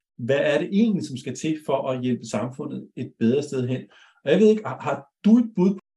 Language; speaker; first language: Danish; native; Danish